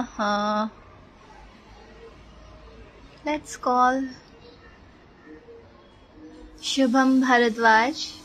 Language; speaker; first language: Hindi; native; Hindi